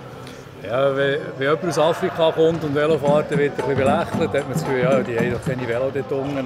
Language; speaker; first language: German; native; German